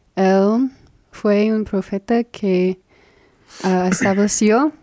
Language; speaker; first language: Spanish; non-native, fluent; English